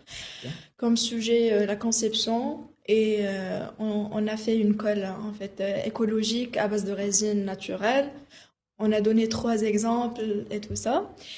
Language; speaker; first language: French; non-native, local second language; Arabic